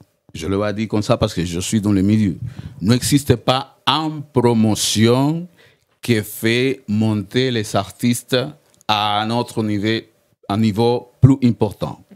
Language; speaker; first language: French; non-native, learner; Spanish